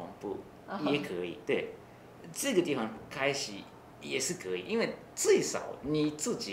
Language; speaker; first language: Chinese; non-native, learner; Japanese